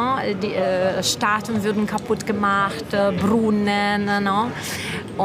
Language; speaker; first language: German; non-native, fluent; Italian